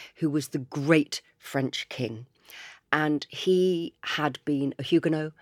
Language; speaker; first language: English; native; English